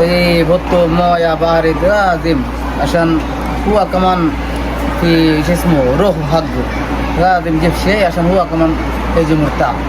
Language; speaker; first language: Arabic; non-native, learner; Bangla